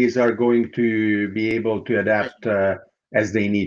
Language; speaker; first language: English; non-native, fluent; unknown